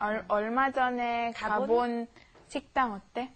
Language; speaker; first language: Korean; non-native, learner; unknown